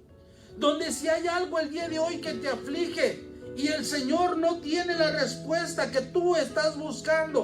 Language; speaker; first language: Spanish; native; Spanish